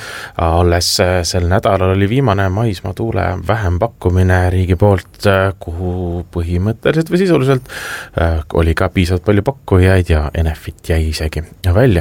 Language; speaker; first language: Estonian; native; Estonian